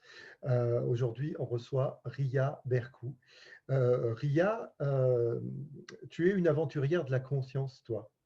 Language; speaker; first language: French; native; French